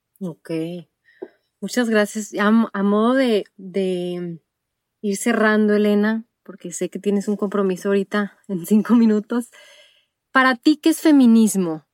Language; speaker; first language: Spanish; native; Spanish